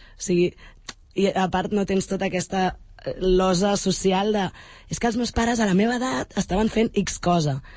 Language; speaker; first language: Catalan; native; Catalan